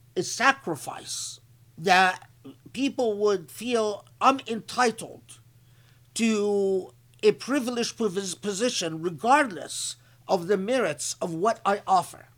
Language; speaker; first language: English; non-native, fluent; Arabic